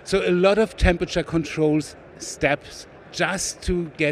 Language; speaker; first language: English; non-native, fluent; German